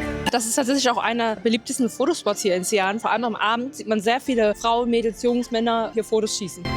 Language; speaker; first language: German; native; German